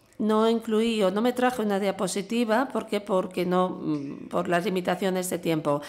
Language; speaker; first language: Spanish; non-native, fluent; English